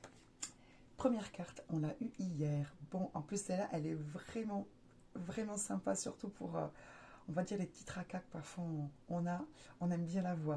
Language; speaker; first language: French; native; French